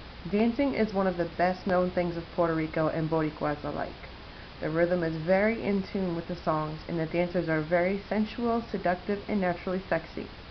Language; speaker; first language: English; native; English